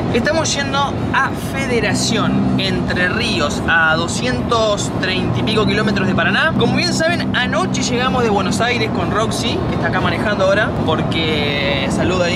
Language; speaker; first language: Spanish; native; Spanish